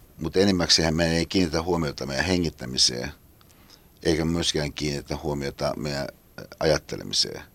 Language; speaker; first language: Finnish; native; Finnish